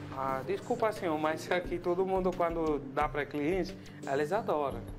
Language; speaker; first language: Portuguese; non-native, learner; Hindi